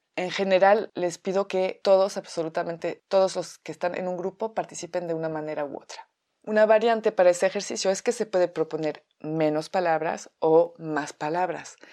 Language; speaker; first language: Spanish; non-native, fluent; French